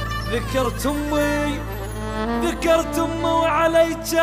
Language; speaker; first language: Arabic; native; Arabic